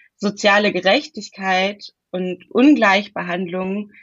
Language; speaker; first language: German; native; German